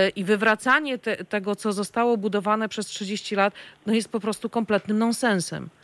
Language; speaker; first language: Polish; native; Polish